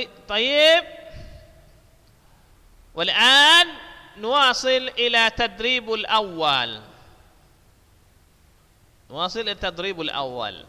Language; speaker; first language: Arabic; non-native, fluent; Indonesian